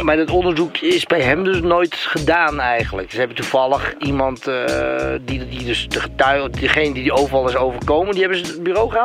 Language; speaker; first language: Dutch; native; Dutch